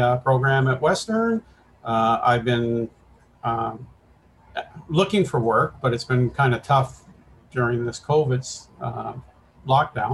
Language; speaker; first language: English; native; English